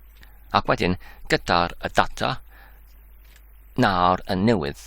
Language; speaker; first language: Welsh; non-native, learner; English